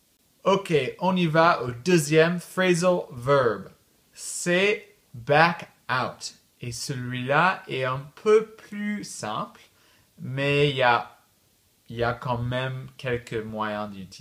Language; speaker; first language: French; non-native, fluent; English